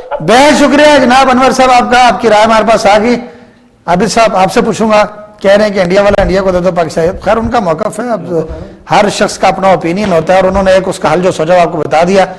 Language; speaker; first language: Urdu; native; Urdu